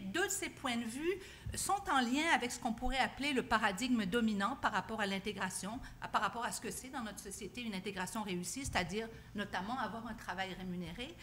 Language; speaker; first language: French; native; French